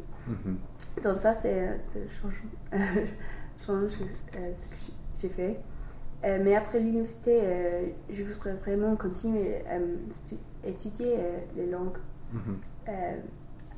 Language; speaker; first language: French; non-native, learner; English